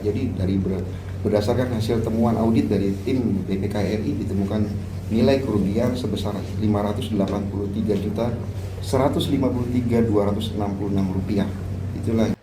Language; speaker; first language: Indonesian; native; Indonesian